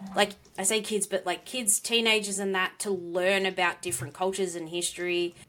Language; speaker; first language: English; native; English